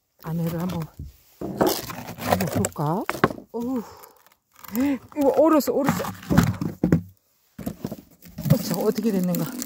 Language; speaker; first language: Korean; native; Korean